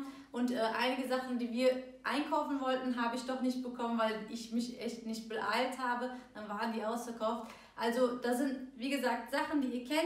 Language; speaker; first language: German; early bilingual, other home language; Turkish